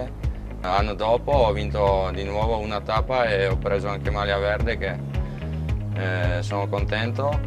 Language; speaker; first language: Italian; non-native, learner; Slovak